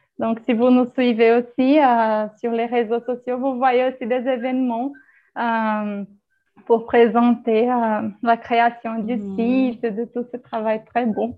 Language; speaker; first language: French; non-native, fluent; Portuguese